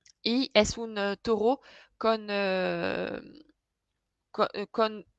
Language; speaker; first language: Spanish; non-native, fluent; French